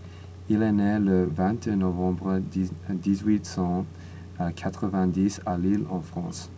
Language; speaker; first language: French; non-native, learner; English